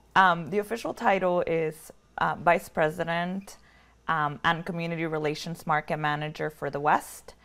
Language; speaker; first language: English; early bilingual, other home language; Spanish